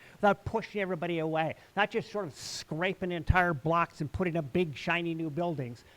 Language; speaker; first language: English; native; English